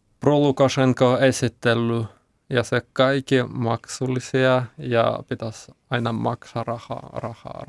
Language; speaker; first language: Finnish; non-native, learner; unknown